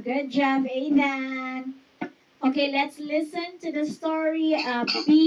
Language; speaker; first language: English; non-native, fluent; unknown